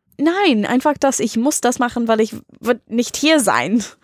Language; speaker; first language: German; non-native, learner; English